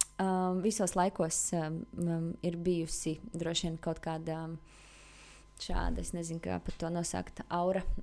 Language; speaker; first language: Latvian; native; Latvian